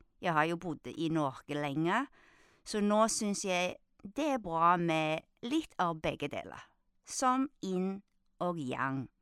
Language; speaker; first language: Norwegian; non-native, fluent; Chinese